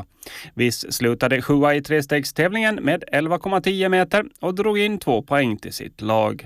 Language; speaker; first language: Swedish; native; Swedish